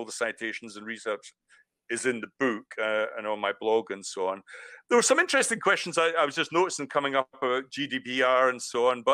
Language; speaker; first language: English; native; English